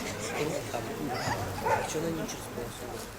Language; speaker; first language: Russian; native; Russian